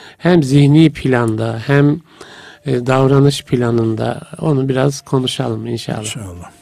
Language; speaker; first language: Turkish; native; Turkish